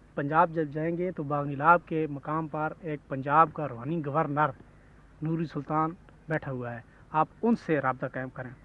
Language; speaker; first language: Urdu; non-native, local second language; Punjabi